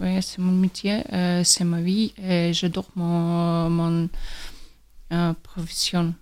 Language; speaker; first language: French; non-native, learner; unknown